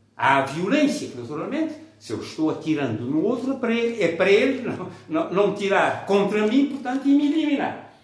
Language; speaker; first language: Portuguese; non-native, local second language; Kabuverdianu